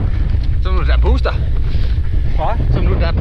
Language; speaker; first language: Danish; native; Danish